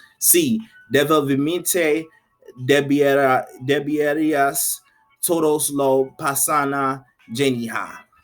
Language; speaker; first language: Spanish; non-native, learner; English